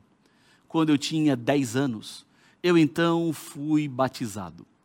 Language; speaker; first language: Portuguese; native; Portuguese